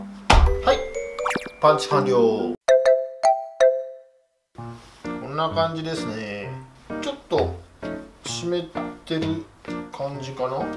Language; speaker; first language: Japanese; native; Japanese